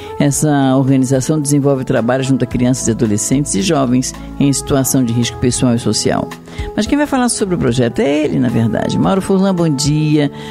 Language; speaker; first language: Portuguese; native; Portuguese